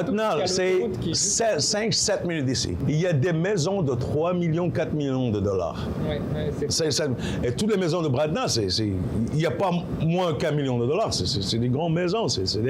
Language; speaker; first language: French; non-native, local second language; Arabic